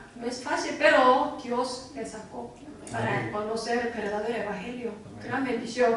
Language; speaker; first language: Spanish; non-native, learner; Korean